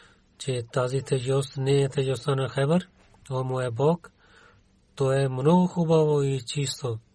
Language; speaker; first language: Bulgarian; non-native, learner; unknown